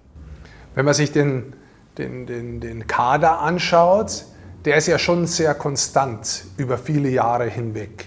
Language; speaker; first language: German; native; German